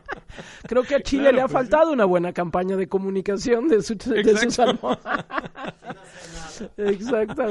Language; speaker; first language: Spanish; native; Spanish